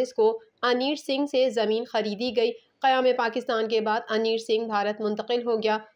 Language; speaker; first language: Urdu; native; Urdu